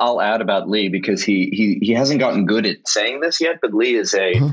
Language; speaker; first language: English; native; English